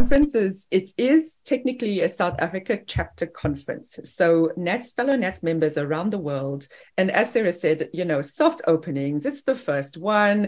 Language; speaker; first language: English; native; English